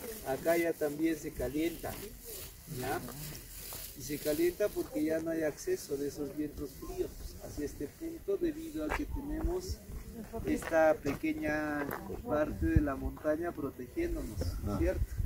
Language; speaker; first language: Spanish; native; Spanish